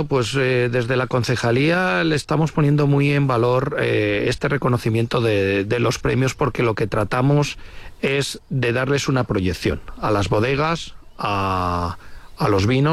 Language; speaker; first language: Spanish; native; Spanish